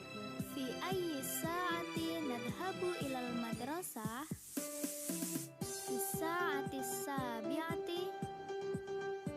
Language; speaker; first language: Arabic; non-native, learner; Indonesian